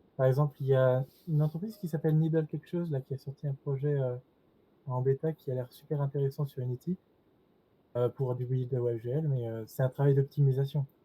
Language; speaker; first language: French; native; French